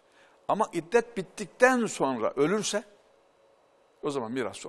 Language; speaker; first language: Turkish; native; Turkish